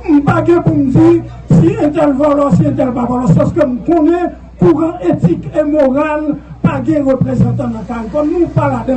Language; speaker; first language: French; non-native, local second language; Haitian Creole